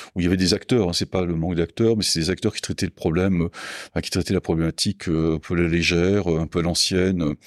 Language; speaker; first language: French; native; French